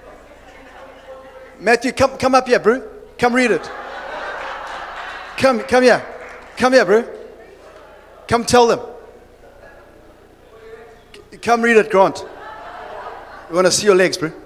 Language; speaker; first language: English; native; English